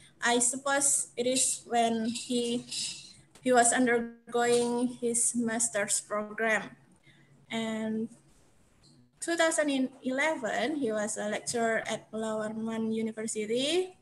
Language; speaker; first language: English; non-native, fluent; Indonesian